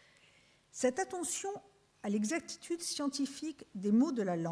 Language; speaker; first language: French; native; French